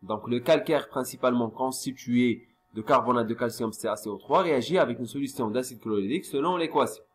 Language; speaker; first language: French; non-native, local second language; Arabic